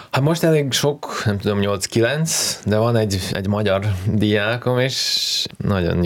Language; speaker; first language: Hungarian; non-native, fluent; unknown